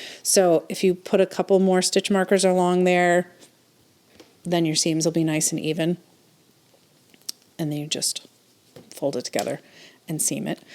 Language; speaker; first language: English; native; English